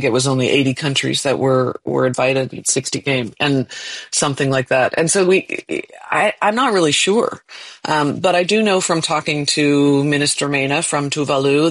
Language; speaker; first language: English; native; English